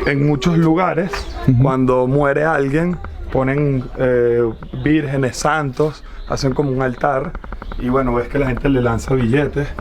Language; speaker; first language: Spanish; native; Spanish